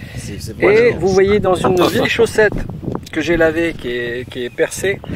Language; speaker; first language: French; native; French